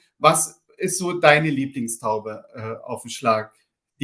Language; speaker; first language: German; native; German